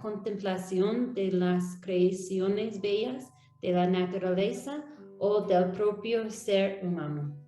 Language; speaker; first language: Spanish; non-native, fluent; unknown